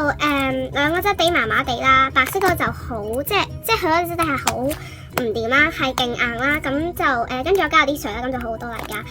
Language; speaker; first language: Cantonese; native; Cantonese